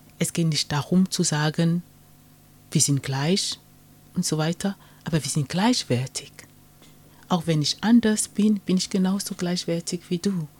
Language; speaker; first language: German; non-native, fluent; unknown